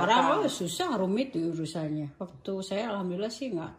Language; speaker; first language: Indonesian; native; Indonesian